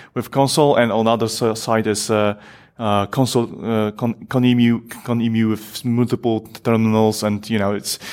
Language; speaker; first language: English; non-native, fluent; Polish